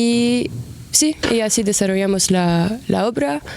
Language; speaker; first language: Spanish; non-native, fluent; Arabic